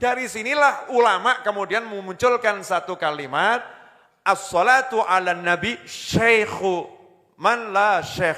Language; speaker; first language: Indonesian; native; Indonesian